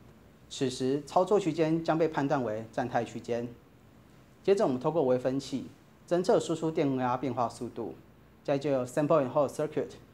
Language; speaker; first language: Chinese; native; Chinese